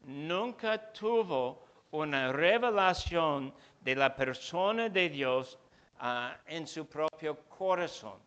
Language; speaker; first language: Spanish; non-native, fluent; English